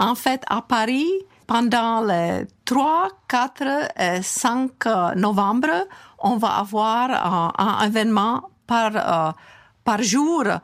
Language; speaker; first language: French; non-native, fluent; Czech